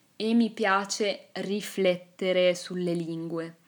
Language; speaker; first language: Italian; native; Italian